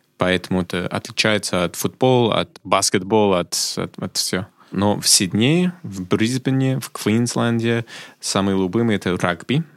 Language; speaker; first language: Russian; non-native, fluent; English